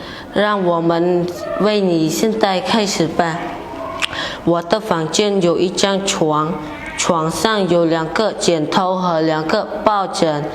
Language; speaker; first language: Chinese; non-native, learner; Khmer